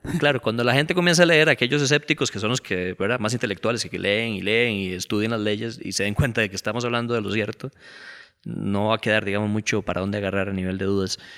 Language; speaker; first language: Spanish; native; Spanish